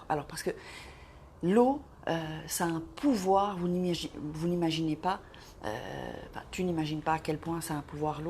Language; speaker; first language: French; native; French